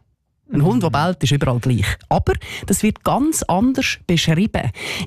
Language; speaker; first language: German; native; German